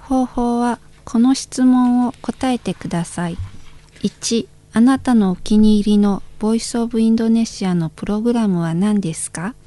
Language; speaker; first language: Japanese; non-native, learner; Indonesian